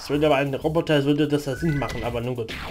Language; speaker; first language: German; native; German